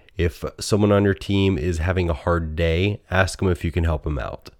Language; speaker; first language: English; native; English